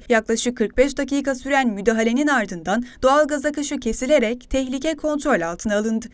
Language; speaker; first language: Turkish; native; Turkish